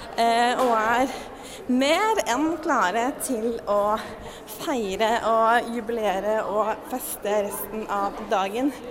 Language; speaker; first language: Norwegian; native; Norwegian